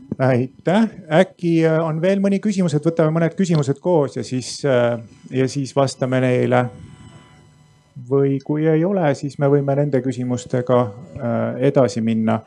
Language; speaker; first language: Estonian; native; Estonian